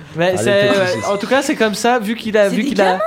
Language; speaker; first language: French; native; French